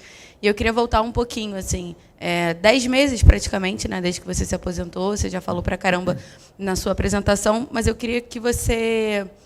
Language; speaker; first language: Portuguese; native; Portuguese